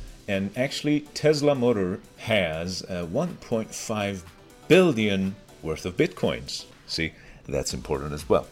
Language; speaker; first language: English; non-native, fluent; Persian